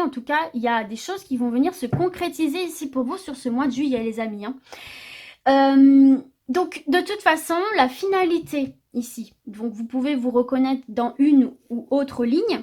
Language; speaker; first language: French; native; French